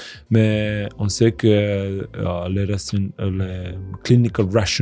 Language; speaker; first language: French; non-native, fluent; Romanian